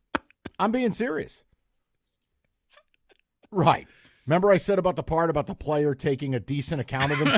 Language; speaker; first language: English; native; English